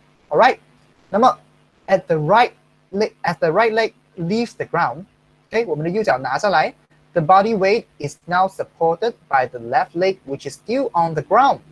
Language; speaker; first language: English; non-native, local second language; Chinese